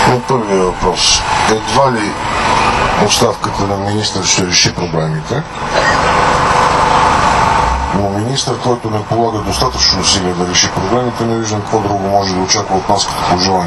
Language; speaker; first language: Bulgarian; native; Bulgarian